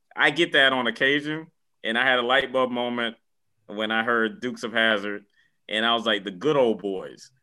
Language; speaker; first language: English; native; English